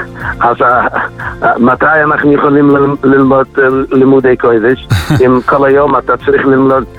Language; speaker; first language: Hebrew; non-native, fluent; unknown